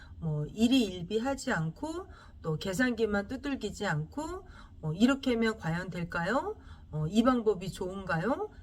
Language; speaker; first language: Korean; native; Korean